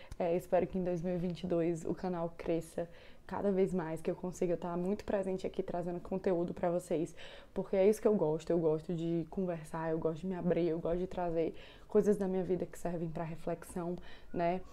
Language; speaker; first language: Portuguese; native; Portuguese